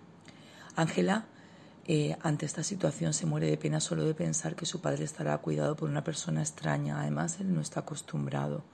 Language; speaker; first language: Spanish; native; Spanish